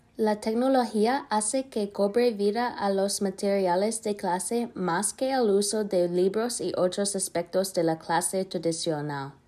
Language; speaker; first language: Spanish; non-native, learner; English